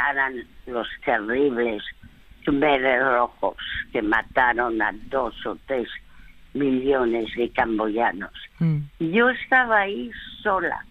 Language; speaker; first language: Spanish; early bilingual, other home language; French